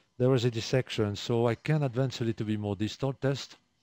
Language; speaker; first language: English; non-native, fluent; French